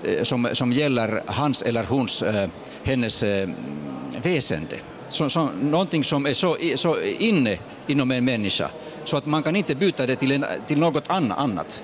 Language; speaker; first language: Swedish; non-native, fluent; Finnish